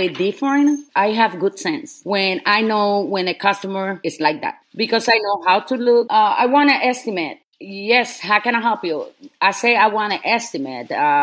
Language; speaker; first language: English; non-native, fluent; Spanish